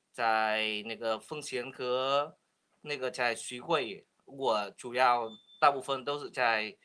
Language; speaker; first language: Chinese; non-native, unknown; Vietnamese